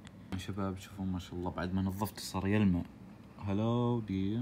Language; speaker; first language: Arabic; native; Arabic